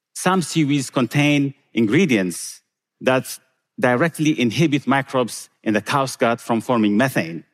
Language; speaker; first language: English; non-native, fluent; Tigrinya